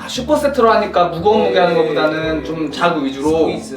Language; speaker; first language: Korean; native; Korean